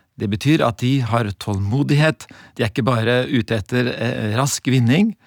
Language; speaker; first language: Norwegian; native; Norwegian